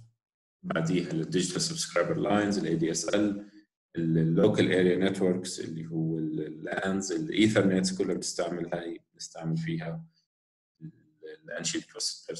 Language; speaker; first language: Arabic; native; Arabic